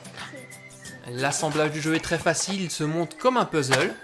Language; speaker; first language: French; native; French